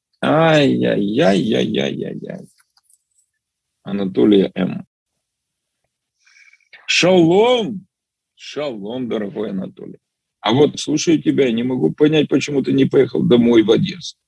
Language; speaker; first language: Russian; native; Russian